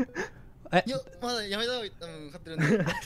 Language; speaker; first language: Japanese; native; Japanese